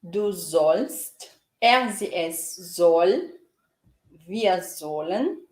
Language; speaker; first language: German; non-native, fluent; Portuguese